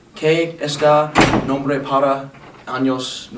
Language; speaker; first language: Spanish; non-native, learner; English